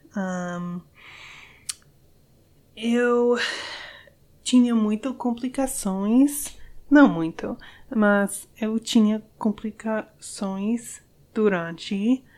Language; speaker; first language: Portuguese; non-native, learner; English